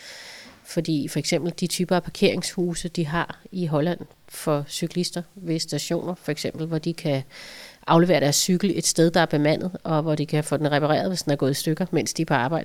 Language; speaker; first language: Danish; native; Danish